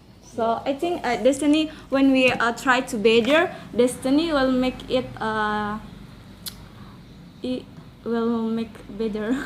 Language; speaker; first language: English; non-native, learner; Indonesian